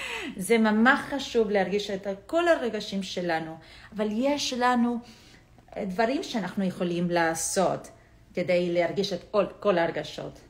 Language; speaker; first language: Hebrew; non-native, fluent; English